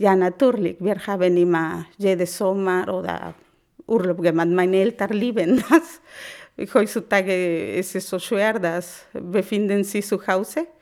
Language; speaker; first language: German; non-native, fluent; Spanish